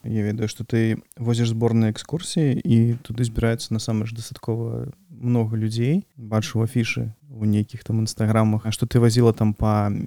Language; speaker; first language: Belarusian; non-native, local second language; Russian